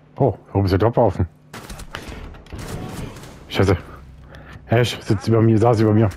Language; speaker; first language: German; native; German